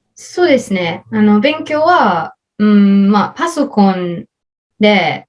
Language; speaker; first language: Japanese; non-native, learner; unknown